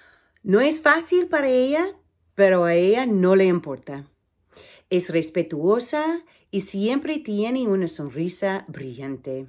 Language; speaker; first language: Spanish; non-native, fluent; English